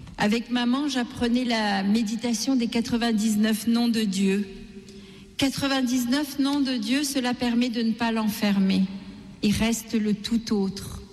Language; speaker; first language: French; non-native, local second language; Gujarati